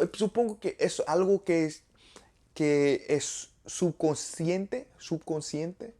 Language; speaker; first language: Spanish; non-native, learner; English